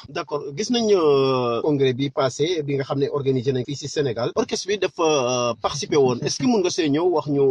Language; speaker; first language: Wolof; non-native, local second language; Serer